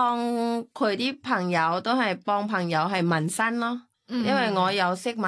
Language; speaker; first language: Cantonese; non-native, learner; Thai